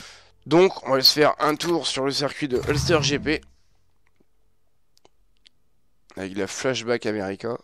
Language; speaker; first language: French; native; French